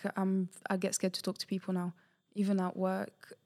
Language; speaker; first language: English; early bilingual, other home language; Portuguese